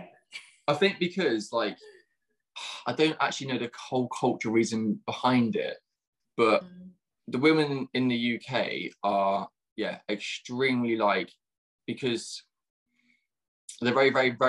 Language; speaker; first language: English; native; English